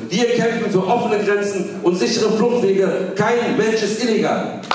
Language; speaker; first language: German; early bilingual, other home language; Kurdish